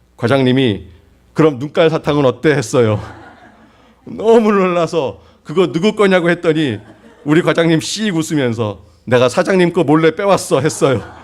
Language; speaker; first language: Korean; native; Korean